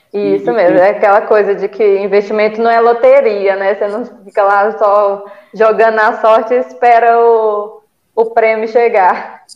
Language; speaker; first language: Portuguese; native; Portuguese